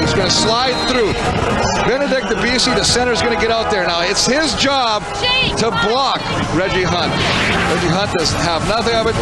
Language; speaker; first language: English; native; English